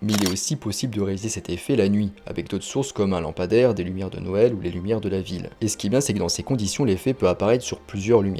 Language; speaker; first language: French; native; French